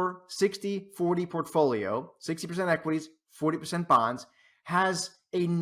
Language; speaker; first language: English; native; English